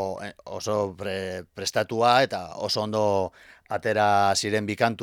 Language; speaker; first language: Basque; non-native, local second language; Spanish